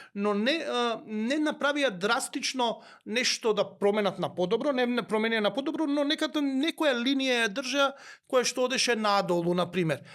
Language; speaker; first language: Macedonian; native; Macedonian